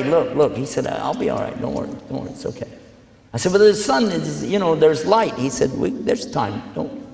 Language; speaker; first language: English; native; English